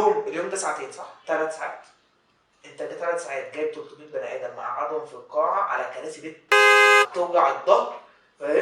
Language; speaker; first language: Arabic; native; Arabic